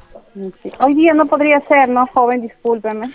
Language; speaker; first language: Spanish; native; Spanish